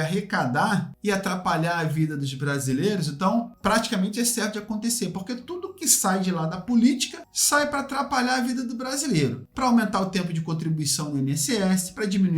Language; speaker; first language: Portuguese; native; Portuguese